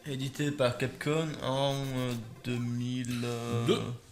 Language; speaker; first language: French; native; French